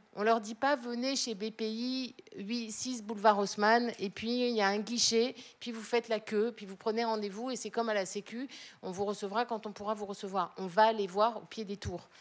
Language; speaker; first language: French; native; French